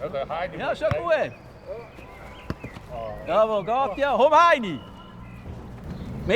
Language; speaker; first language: German; native; German